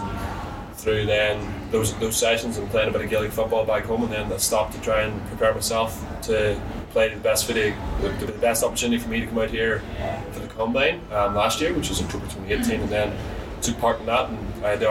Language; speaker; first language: English; native; English